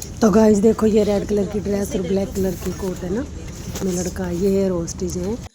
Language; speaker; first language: Hindi; native; Hindi